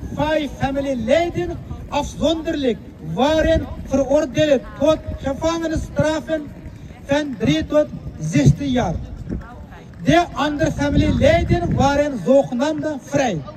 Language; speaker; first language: Dutch; non-native, fluent; Uyghur